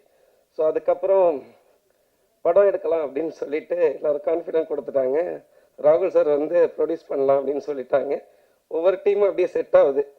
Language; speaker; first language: Tamil; native; Tamil